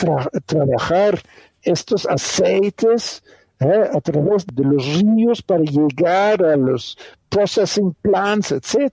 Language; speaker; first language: Spanish; non-native, fluent; Dutch